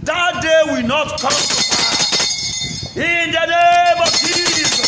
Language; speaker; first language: English; non-native, local second language; Yoruba